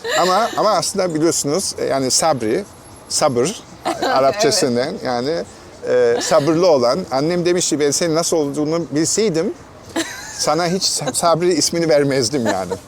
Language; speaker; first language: Turkish; non-native, fluent; German